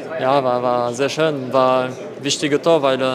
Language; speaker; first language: German; non-native, learner; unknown